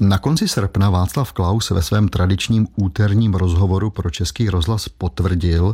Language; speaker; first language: Czech; native; Czech